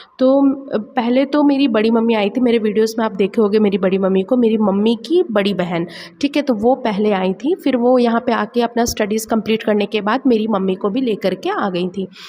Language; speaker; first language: Hindi; non-native, local second language; Malayalam